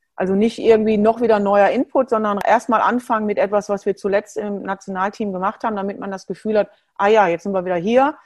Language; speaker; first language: German; native; German